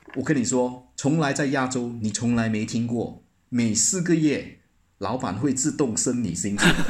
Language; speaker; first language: Chinese; native; Chinese